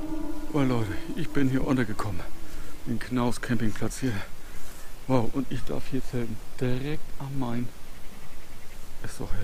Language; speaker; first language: German; native; German